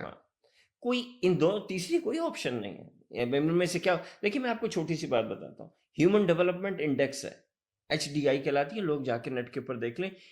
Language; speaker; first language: Urdu; early bilingual, heritage; Urdu